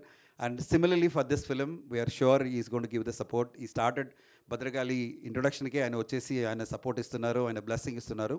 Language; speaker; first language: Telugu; non-native, learner; Tamil